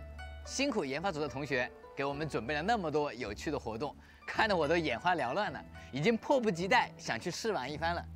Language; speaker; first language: Chinese; native; Chinese